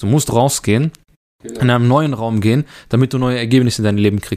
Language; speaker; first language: German; early bilingual, other home language; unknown